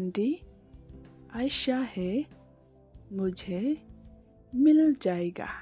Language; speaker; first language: Hindi; non-native, local second language; Khasi